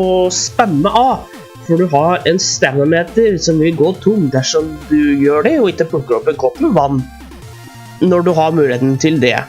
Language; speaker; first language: Norwegian; native; Norwegian